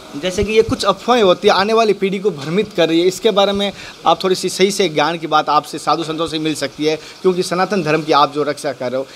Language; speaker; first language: Hindi; native; Hindi